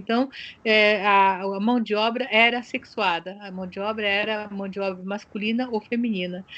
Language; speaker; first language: Portuguese; early bilingual, other home language; Japanese